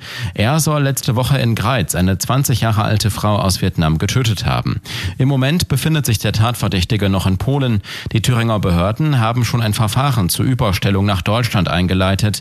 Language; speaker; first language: German; native; German